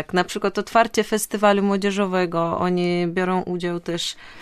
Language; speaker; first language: Polish; non-native, fluent; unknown